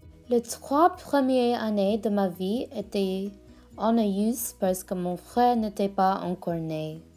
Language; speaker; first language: French; non-native, learner; English